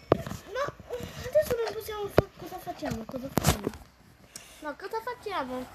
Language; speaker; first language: Italian; early bilingual, other home language; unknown